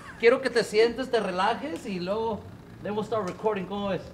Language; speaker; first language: Spanish; early bilingual, heritage; Spanish